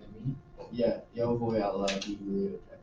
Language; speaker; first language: Spanish; non-native, learner; English